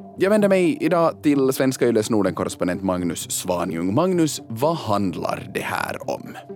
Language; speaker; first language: Swedish; native; Swedish